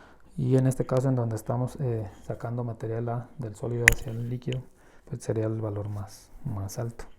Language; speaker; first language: Spanish; native; Spanish